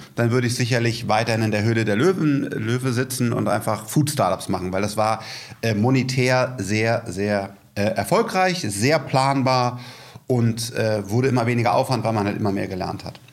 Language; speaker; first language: German; native; German